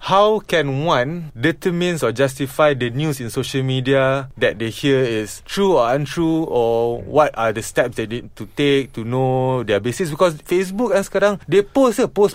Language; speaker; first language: English; non-native, local second language; Malay